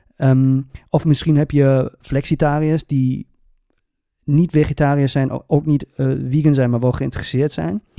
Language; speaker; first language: Dutch; native; Dutch